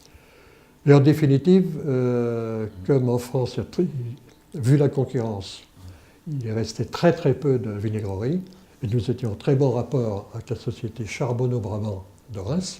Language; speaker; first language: French; native; French